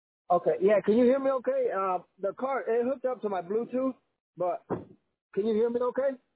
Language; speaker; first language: English; early bilingual, other home language; Spanish